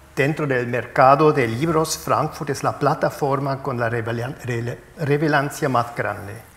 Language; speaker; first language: Spanish; non-native, fluent; German